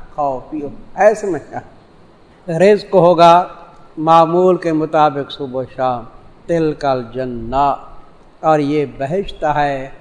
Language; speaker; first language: Urdu; non-native, local second language; Saraiki